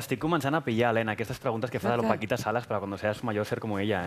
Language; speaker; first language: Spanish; non-native, local second language; Catalan